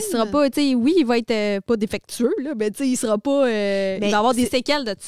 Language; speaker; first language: French; native; French